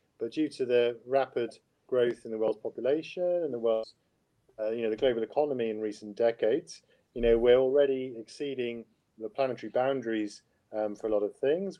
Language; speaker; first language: English; native; English